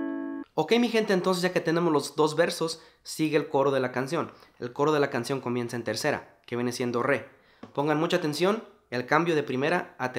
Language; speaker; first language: Spanish; native; Spanish